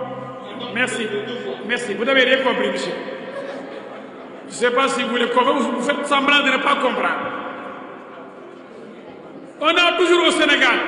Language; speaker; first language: French; non-native, local second language; Wolof